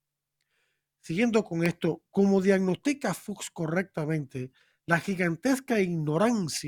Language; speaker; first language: Spanish; native; Spanish